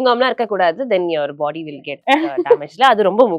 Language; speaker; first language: Tamil; native; Tamil